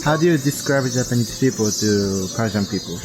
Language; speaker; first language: English; non-native, fluent; Japanese